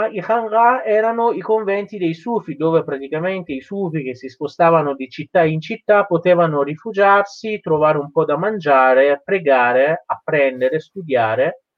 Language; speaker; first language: Italian; non-native, fluent; Persian